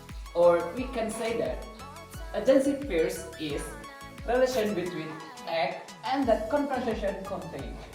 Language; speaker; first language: English; non-native, learner; Indonesian